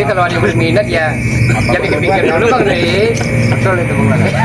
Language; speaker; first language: Indonesian; native; Indonesian